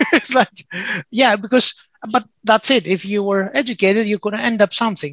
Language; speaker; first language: English; non-native, fluent; Greek